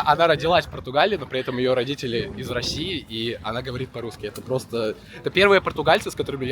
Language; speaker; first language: Russian; native; Russian